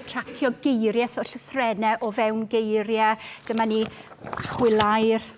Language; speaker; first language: Welsh; native; Welsh